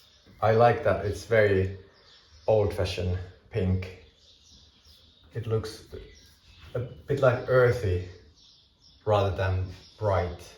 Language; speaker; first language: English; non-native, fluent; Finnish